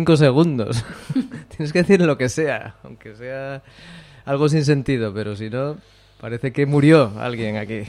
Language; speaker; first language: Spanish; native; Spanish